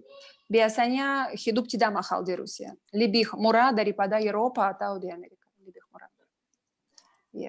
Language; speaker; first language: Indonesian; non-native, learner; Russian